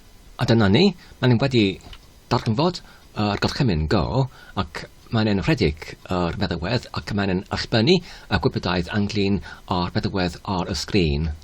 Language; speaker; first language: Welsh; non-native, fluent; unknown